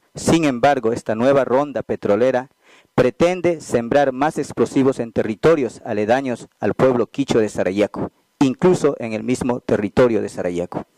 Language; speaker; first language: Spanish; native; Spanish